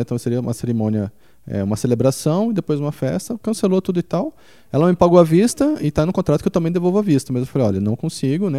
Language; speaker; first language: Portuguese; native; Portuguese